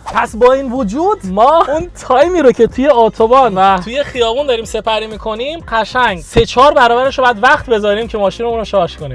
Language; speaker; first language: Persian; native; Persian